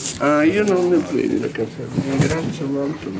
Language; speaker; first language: Italian; native; Italian